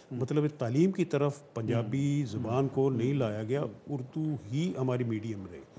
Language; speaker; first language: Urdu; non-native, local second language; Punjabi